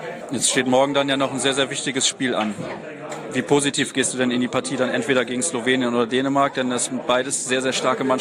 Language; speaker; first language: German; native; German